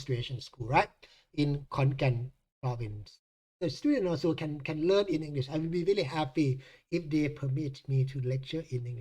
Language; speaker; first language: English; non-native, fluent; Thai